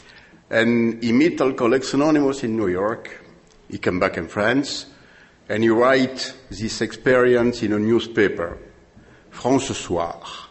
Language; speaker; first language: English; non-native, learner; French